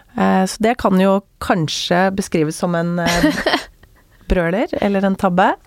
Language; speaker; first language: Norwegian; native; Norwegian